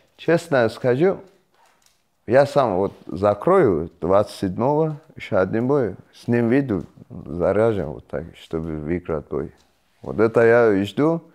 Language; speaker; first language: Russian; non-native, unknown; Persian